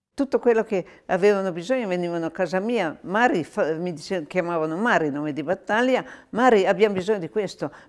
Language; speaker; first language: Italian; native; Italian